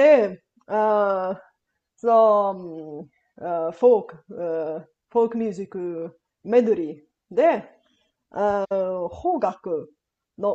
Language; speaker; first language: Japanese; non-native, learner; Bulgarian